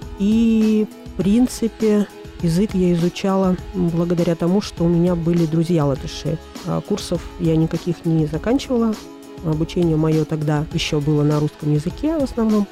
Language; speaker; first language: Russian; native; Russian